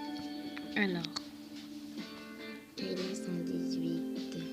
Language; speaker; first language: French; native; French